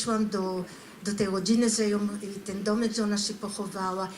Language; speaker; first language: Polish; non-native, fluent; Hebrew